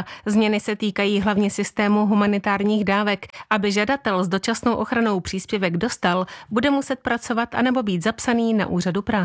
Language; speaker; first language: Czech; native; Czech